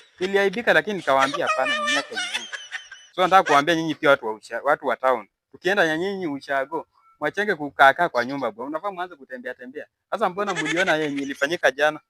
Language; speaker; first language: Swahili; native; Swahili